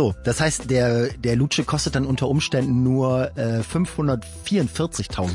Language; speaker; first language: German; native; German